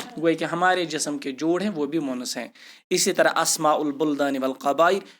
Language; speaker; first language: Urdu; non-native, local second language; Kashmiri